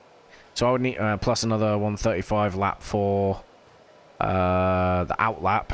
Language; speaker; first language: English; native; English